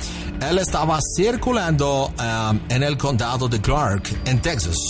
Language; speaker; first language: Spanish; non-native, fluent; English